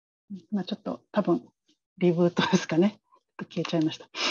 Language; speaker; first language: Japanese; native; Japanese